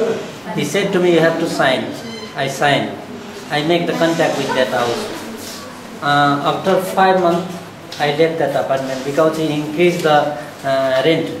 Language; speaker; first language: English; non-native, learner; Nepali